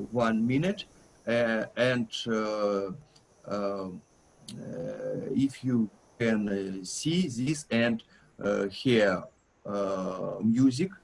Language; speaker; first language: English; non-native, learner; Russian